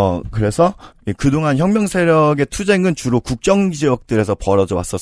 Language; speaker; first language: Korean; native; Korean